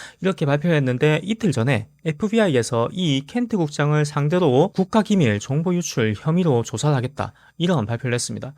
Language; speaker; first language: Korean; native; Korean